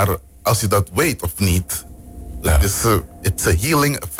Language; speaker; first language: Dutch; non-native, local second language; Papiamento